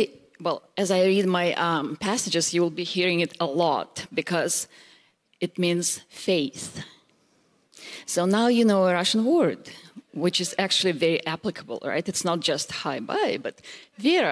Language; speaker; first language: English; non-native, fluent; Russian